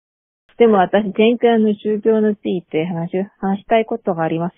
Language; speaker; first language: Japanese; non-native, learner; Korean